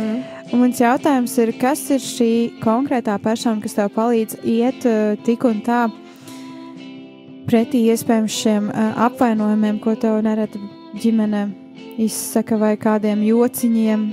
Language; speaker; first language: Latvian; native; Latvian